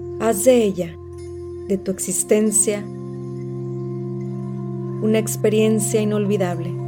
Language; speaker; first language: Spanish; native; Spanish